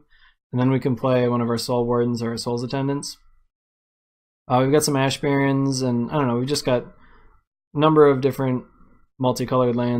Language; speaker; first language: English; native; English